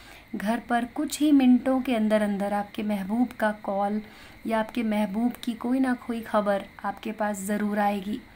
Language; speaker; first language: Hindi; native; Hindi